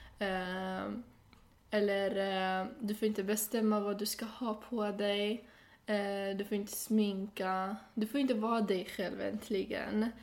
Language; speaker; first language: Swedish; non-native, fluent; Persian